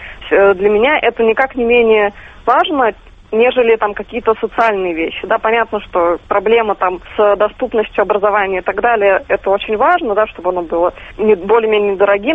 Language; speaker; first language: Russian; native; Russian